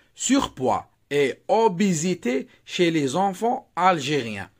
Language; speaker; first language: French; non-native, local second language; Arabic